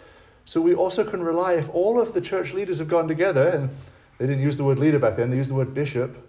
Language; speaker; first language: English; native; English